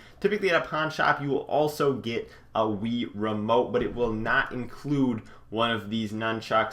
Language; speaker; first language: English; native; English